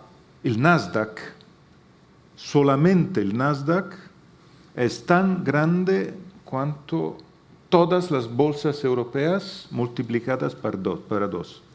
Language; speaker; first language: Spanish; non-native, fluent; Italian